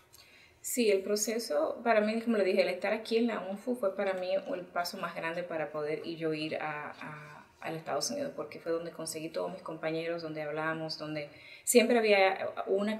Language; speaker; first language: Spanish; early bilingual, heritage; Spanish